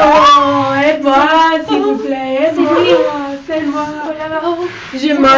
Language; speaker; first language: French; non-native, learner; English